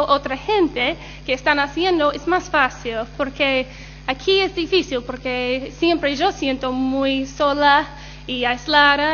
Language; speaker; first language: Spanish; non-native, learner; English